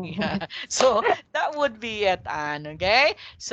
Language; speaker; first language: English; non-native, local second language; Filipino